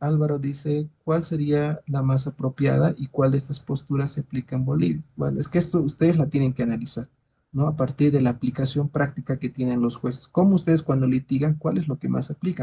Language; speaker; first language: Spanish; native; Spanish